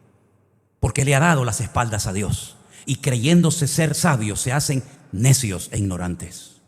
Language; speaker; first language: Spanish; native; Spanish